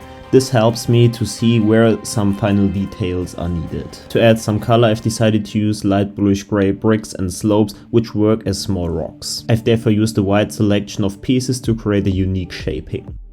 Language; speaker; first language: English; non-native, fluent; German